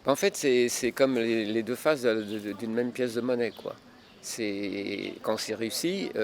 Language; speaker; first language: French; native; French